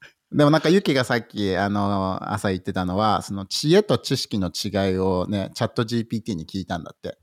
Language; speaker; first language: Japanese; native; Japanese